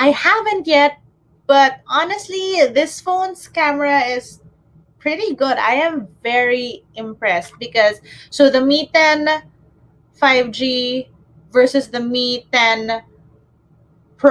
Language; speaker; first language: English; non-native, local second language; Filipino